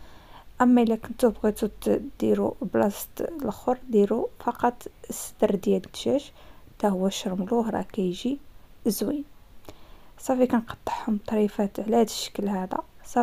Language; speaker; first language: Arabic; native; Arabic